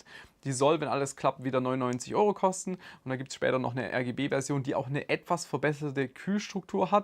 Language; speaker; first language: German; native; German